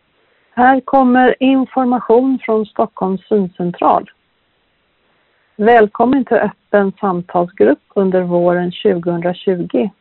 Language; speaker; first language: Swedish; native; Swedish